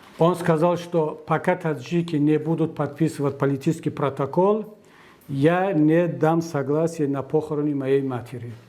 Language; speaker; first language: Russian; non-native, local second language; Tajik